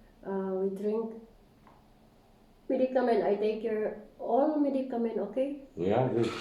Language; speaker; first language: English; non-native, learner; Filipino